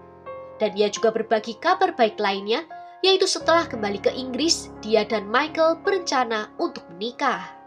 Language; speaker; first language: Indonesian; native; Indonesian